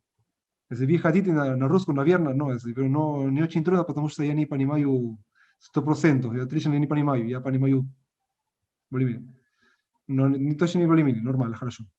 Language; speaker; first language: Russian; non-native, learner; Spanish